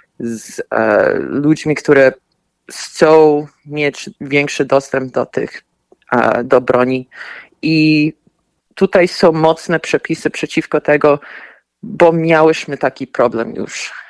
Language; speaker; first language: Polish; early bilingual, heritage; Polish